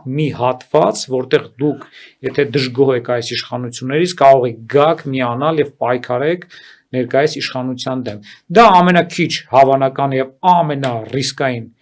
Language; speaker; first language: Armenian; native; Armenian